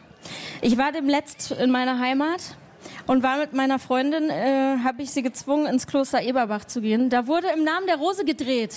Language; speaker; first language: German; native; German